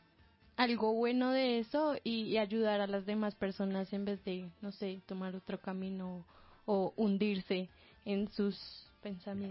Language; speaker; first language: Spanish; native; Spanish